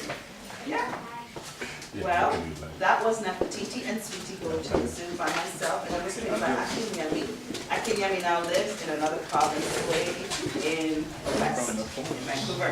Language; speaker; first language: English; early bilingual, other home language; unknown